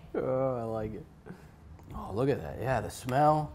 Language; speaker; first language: English; native; English